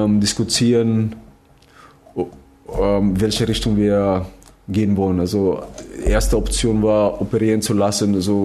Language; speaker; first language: German; non-native, fluent; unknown